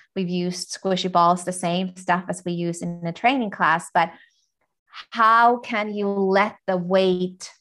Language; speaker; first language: English; non-native, fluent; Finnish